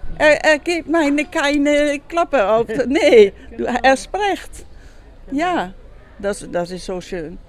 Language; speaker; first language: German; non-native, learner; Dutch